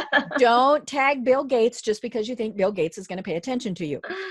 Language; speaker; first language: English; native; English